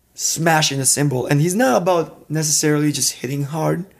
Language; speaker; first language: English; non-native, fluent; Serbian